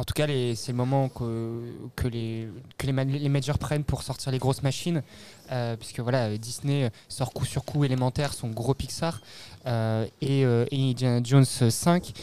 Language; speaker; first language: French; native; French